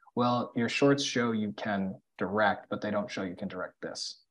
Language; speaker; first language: English; native; English